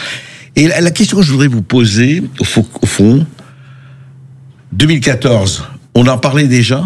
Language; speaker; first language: French; native; French